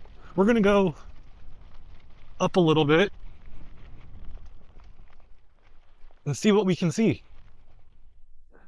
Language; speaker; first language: English; native; English